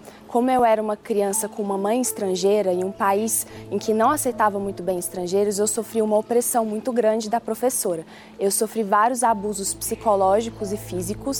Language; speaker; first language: Portuguese; early bilingual, other home language; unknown